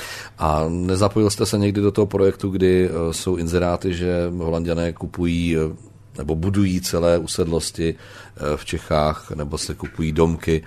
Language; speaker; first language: Czech; native; Czech